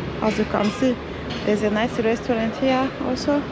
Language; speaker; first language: English; non-native, fluent; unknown